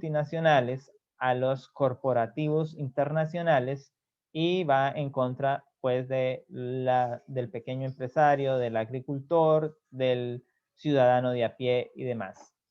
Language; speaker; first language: Spanish; native; Spanish